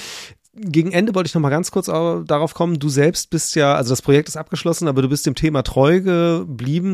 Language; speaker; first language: German; native; German